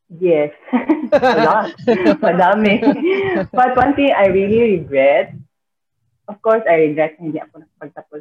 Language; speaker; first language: Filipino; non-native, local second language; Cebuano